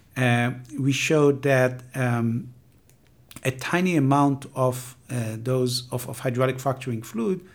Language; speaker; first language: English; non-native, fluent; Hebrew